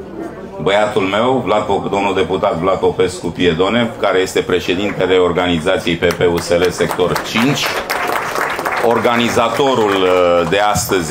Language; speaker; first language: Romanian; native; Romanian